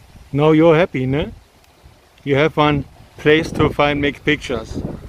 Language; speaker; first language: English; non-native, learner; German